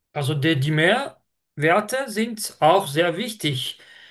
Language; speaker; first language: German; non-native, fluent; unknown